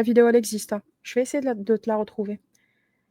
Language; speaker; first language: French; native; French